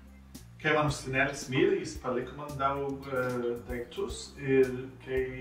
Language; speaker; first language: Lithuanian; non-native, learner; English